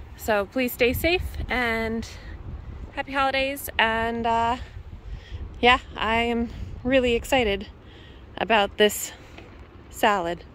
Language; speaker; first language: English; native; English